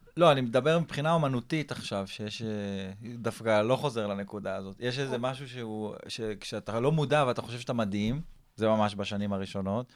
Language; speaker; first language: Hebrew; early bilingual, other home language; English